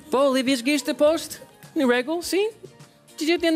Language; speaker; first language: Albanian; non-native, learner; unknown